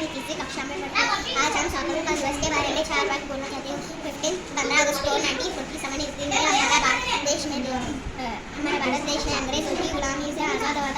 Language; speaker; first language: Hindi; non-native, local second language; Kannada